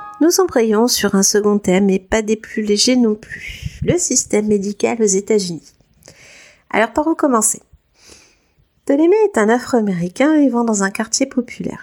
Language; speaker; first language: French; native; French